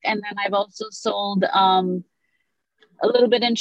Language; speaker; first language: English; non-native, fluent; Romanian